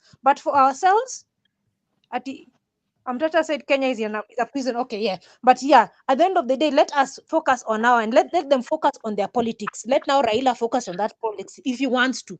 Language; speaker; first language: English; non-native, local second language; Swahili